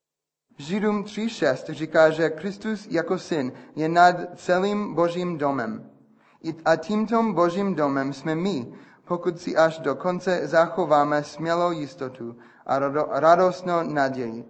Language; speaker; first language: Czech; non-native, fluent; English